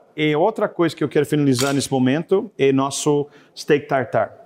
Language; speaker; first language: Portuguese; non-native, fluent; English